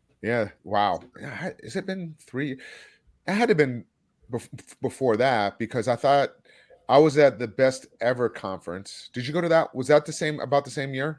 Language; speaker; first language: English; native; English